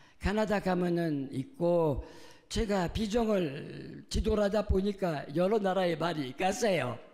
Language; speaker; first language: Korean; non-native, fluent; French